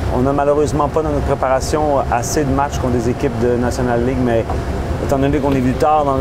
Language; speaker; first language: French; native; French